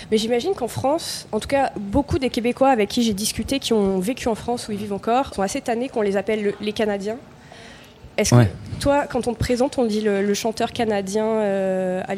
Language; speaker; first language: French; native; French